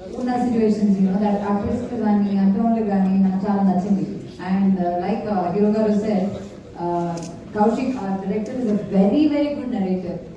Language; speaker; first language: Telugu; non-native, fluent; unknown